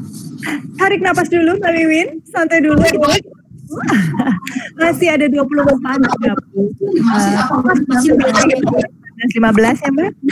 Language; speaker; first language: Indonesian; native; Indonesian